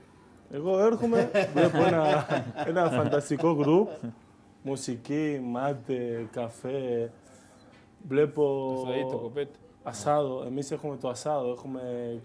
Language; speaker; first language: Greek; non-native, fluent; Spanish